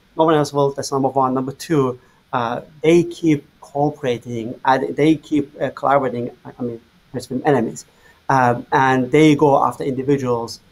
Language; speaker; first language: English; non-native, fluent; Azerbaijani